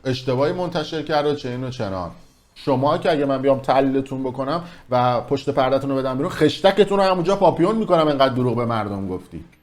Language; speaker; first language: Persian; native; Persian